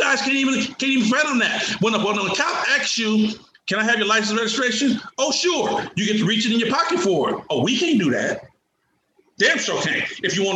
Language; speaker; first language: English; native; English